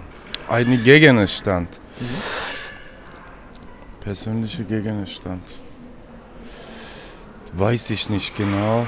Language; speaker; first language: German; non-native, fluent; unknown